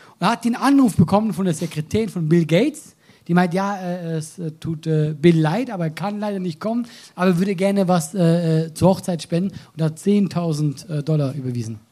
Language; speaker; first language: German; native; German